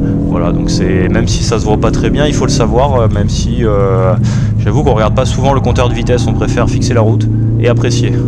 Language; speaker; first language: French; native; French